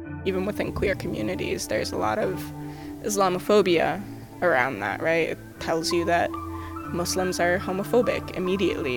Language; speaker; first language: English; early bilingual, other home language; Arabic